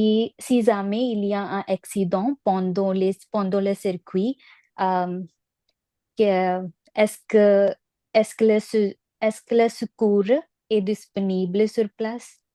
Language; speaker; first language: French; non-native, learner; Punjabi